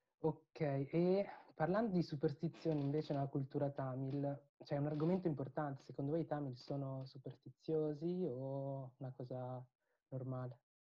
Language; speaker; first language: Italian; early bilingual, other home language; Tamil